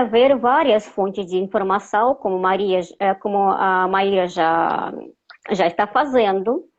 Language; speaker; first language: Portuguese; non-native, fluent; Russian